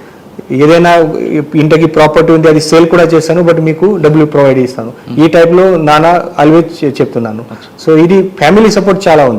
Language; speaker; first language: Telugu; non-native, learner; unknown